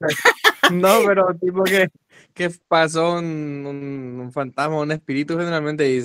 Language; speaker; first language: Spanish; native; Spanish